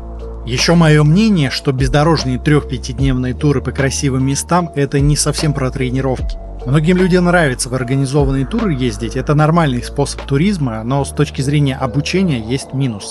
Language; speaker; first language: Russian; native; Russian